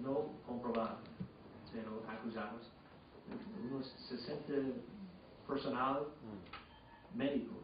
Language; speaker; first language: Spanish; non-native, fluent; English